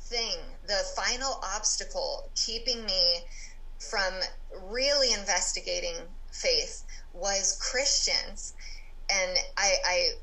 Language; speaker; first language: English; native; English